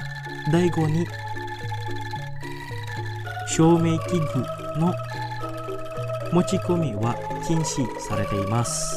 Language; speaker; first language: Japanese; non-native, fluent; Indonesian